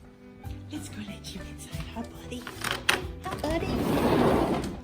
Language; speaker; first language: English; native; English